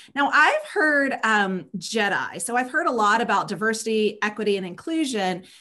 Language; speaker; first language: English; native; English